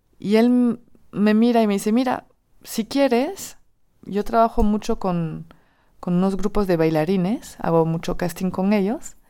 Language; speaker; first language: Spanish; non-native, fluent; French